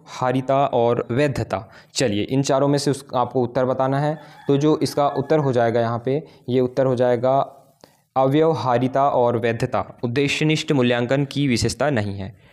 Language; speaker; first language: Hindi; native; Hindi